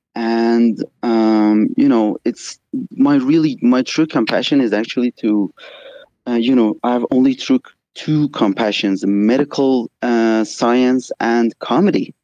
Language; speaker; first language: English; non-native, fluent; Persian